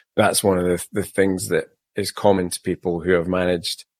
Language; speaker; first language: English; native; English